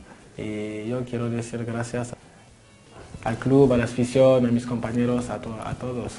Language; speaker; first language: Spanish; non-native, fluent; French